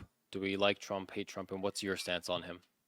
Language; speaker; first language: English; native; English